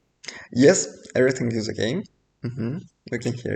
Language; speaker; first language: English; non-native, fluent; Russian